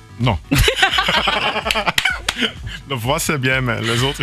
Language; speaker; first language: French; non-native, learner; Dutch